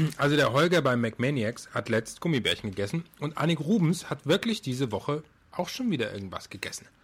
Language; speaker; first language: German; native; German